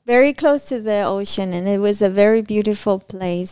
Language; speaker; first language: English; non-native, fluent; Spanish